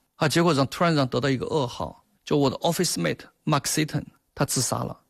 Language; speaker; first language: Chinese; native; Chinese